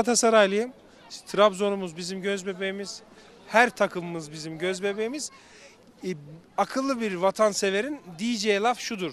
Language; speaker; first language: Turkish; native; Turkish